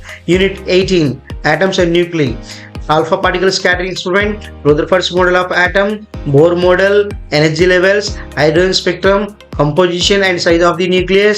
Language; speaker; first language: English; non-native, local second language; Telugu